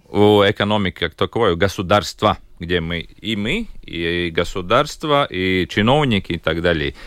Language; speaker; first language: Russian; non-native, local second language; Latvian